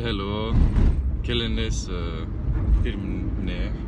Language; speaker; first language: Arabic; non-native, learner; French